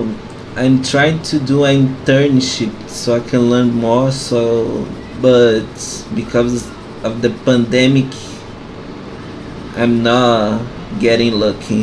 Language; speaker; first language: English; non-native, fluent; Portuguese